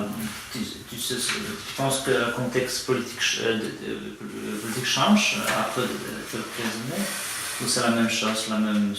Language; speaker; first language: French; non-native, fluent; Polish